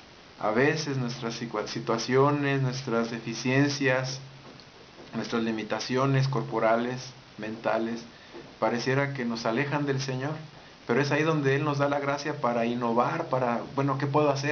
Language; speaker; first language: Spanish; native; Spanish